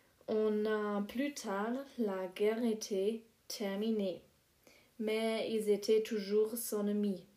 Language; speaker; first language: French; non-native, learner; German